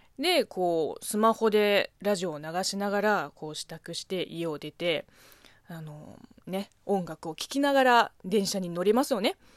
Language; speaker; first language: Japanese; non-native, fluent; Chinese